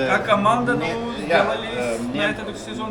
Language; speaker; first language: Russian; non-native, local second language; Lithuanian